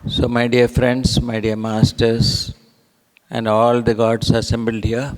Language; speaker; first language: English; non-native, local second language; Tamil